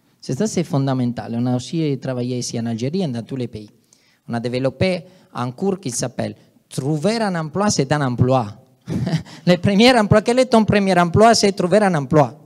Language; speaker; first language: French; non-native, fluent; Italian